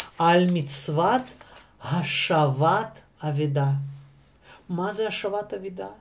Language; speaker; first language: Hebrew; non-native, fluent; Russian